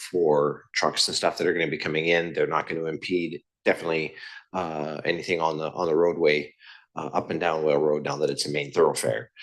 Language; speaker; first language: English; native; English